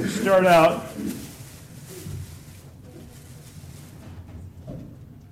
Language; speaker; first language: English; native; English